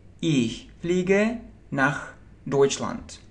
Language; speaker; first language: German; non-native, learner; Russian